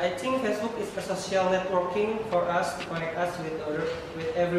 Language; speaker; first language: English; non-native, learner; Indonesian